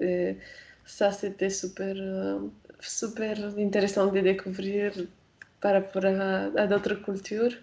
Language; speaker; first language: French; non-native, fluent; Romanian